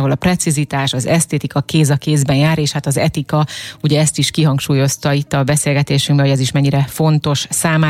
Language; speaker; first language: Hungarian; native; Hungarian